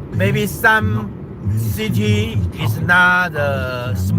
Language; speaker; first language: English; non-native, learner; Chinese